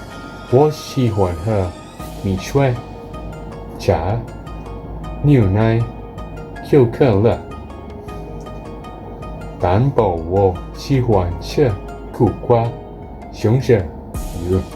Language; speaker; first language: Chinese; non-native, learner; Indonesian